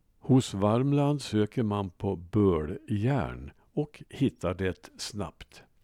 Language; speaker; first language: Swedish; native; Swedish